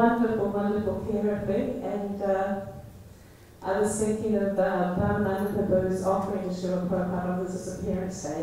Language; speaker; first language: English; native; English